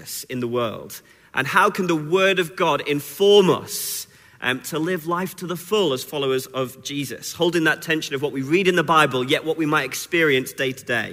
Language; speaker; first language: English; native; English